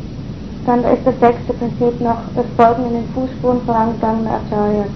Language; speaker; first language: German; native; German